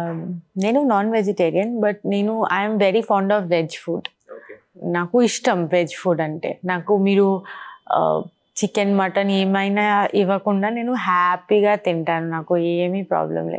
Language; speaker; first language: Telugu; non-native, learner; Bangla